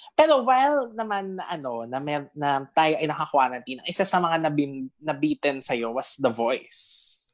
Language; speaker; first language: Filipino; native; Filipino